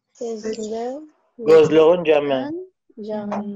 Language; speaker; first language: Turkish; non-native, learner; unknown